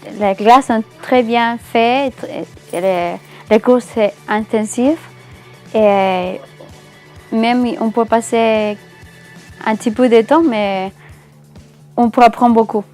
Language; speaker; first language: French; non-native, learner; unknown